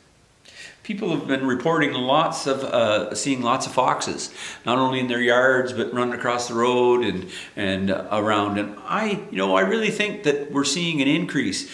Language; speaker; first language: English; native; English